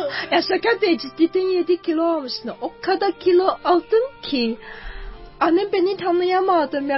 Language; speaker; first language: Turkish; non-native, fluent; Chinese